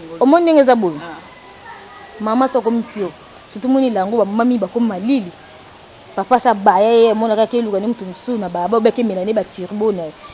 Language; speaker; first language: Lingala; non-native, local second language; Kongo